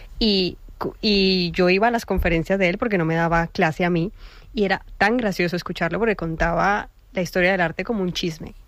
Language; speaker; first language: Spanish; native; Spanish